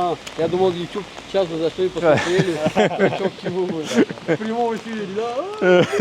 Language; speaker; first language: Russian; non-native, local second language; Tajik